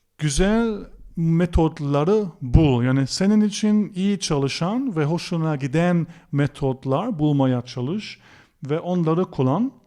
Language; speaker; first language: Turkish; non-native, fluent; German